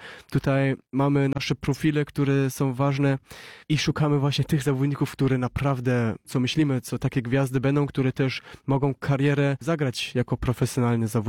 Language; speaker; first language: Polish; early bilingual, heritage; Polish